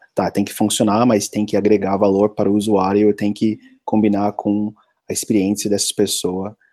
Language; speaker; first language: Portuguese; non-native, fluent; English